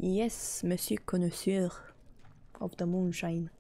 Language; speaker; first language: English; non-native, fluent; Romanian